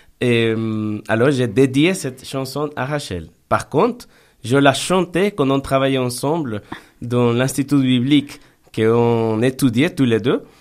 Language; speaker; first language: French; non-native, fluent; Spanish